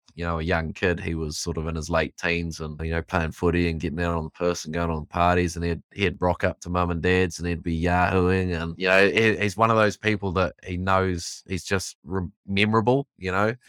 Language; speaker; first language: English; native; English